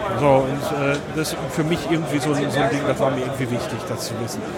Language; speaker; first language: German; native; German